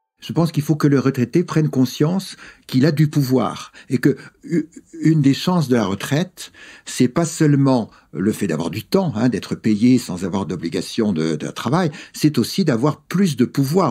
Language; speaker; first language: French; native; French